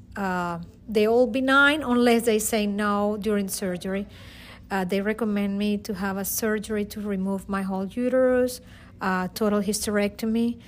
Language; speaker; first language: English; non-native, fluent; Spanish